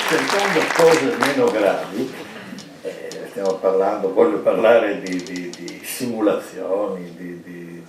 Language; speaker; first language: Italian; native; Italian